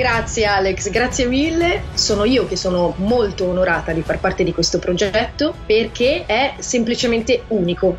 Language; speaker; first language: Italian; native; Italian